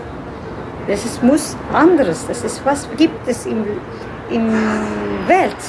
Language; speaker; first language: German; non-native, learner; Kurdish